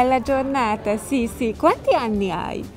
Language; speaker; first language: Italian; non-native, learner; Hungarian